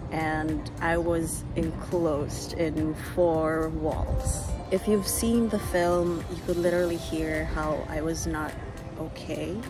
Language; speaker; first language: English; non-native, local second language; Waray